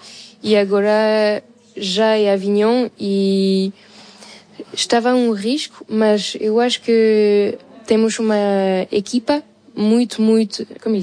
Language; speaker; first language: Portuguese; non-native, fluent; French